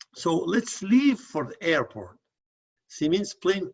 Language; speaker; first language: English; non-native, fluent; Persian